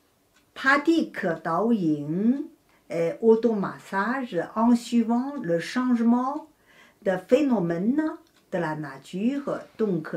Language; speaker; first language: French; non-native, fluent; Chinese